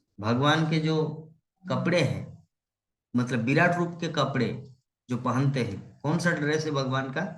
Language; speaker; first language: Hindi; non-native, local second language; Bangla